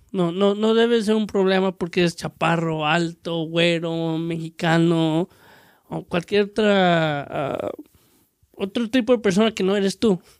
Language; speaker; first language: Spanish; native; Spanish